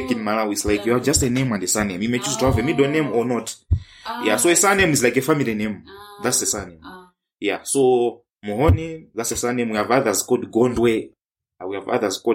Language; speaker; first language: English; non-native, local second language; Tumbuka